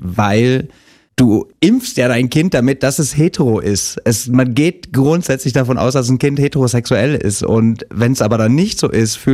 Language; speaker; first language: German; native; German